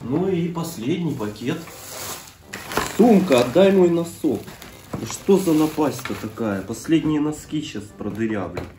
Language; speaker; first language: Russian; native; Russian